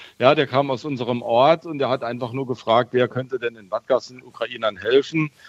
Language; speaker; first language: German; native; German